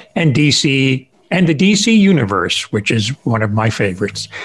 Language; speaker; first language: English; early bilingual, other home language; Spanish